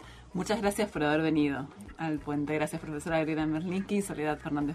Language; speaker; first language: Spanish; native; Spanish